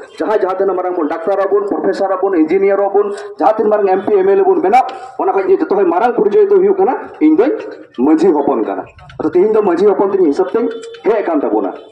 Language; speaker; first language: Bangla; non-native, local second language; Santali